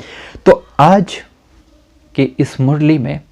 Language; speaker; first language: Hindi; native; Hindi